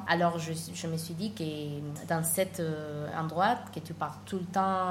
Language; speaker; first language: French; non-native, learner; Spanish